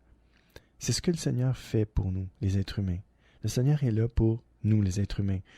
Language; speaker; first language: French; native; French